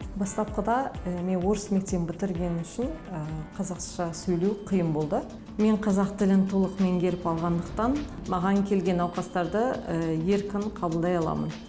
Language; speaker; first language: Kazakh; non-native, local second language; Turkish